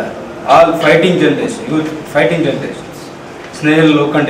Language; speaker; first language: Kannada; native; Kannada